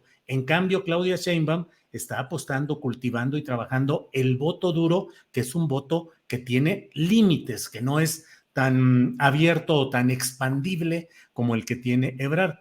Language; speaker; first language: Spanish; native; Spanish